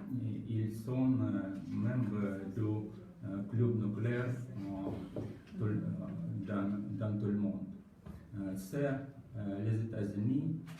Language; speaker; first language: French; non-native, learner; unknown